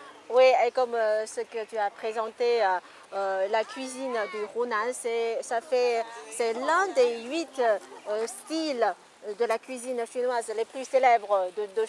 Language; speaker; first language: French; non-native, fluent; Chinese